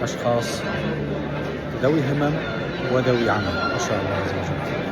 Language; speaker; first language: Arabic; native; Arabic